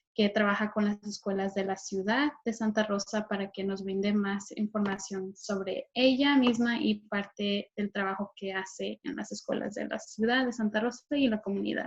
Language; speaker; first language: Spanish; early bilingual, heritage; Spanish